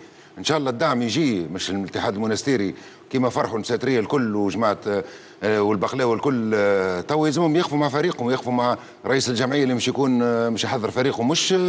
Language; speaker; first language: Arabic; native; Arabic